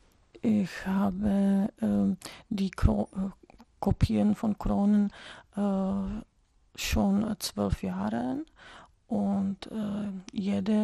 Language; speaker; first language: German; non-native, fluent; Czech